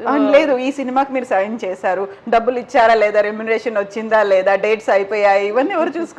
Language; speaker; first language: Telugu; native; Telugu